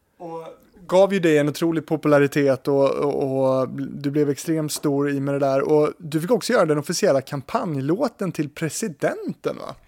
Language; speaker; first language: Swedish; native; Swedish